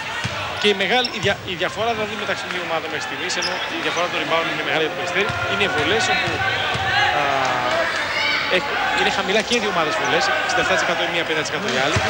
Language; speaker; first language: Greek; native; Greek